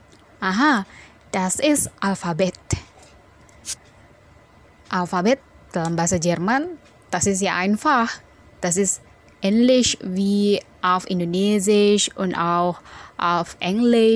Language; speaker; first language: German; non-native, fluent; Indonesian